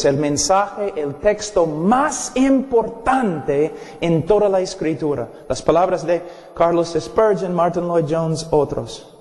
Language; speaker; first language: Spanish; non-native, fluent; English